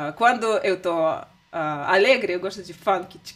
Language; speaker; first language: Portuguese; non-native, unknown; Russian